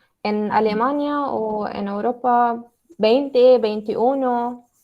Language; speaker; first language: Spanish; non-native, learner; Arabic